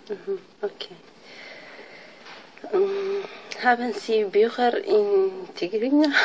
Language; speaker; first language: German; non-native, learner; Tigrinya